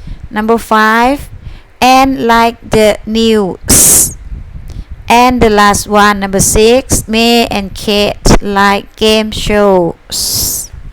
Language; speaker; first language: English; non-native, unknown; Thai